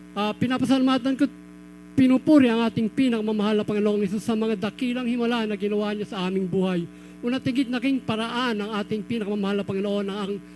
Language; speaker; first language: Filipino; native; Filipino